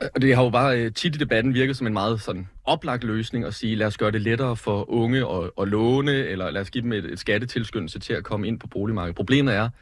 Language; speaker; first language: Danish; native; Danish